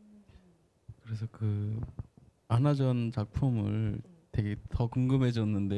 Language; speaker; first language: Korean; non-native, fluent; Bangla